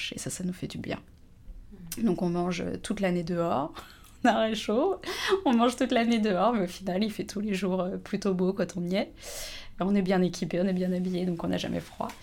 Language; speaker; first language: French; native; French